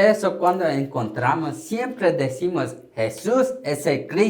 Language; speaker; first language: Spanish; non-native, learner; Korean